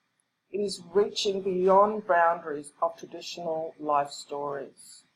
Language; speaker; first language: English; native; English